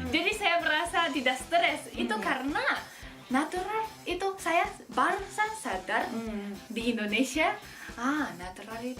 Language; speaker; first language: Indonesian; non-native, fluent; Japanese